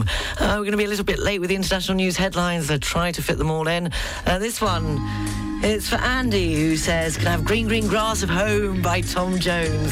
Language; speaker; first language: English; native; English